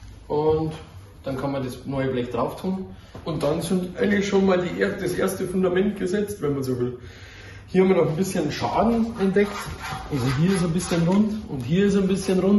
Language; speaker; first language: German; native; German